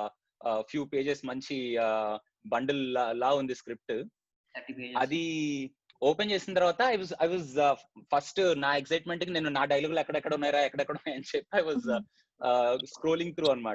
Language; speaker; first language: Telugu; native; Telugu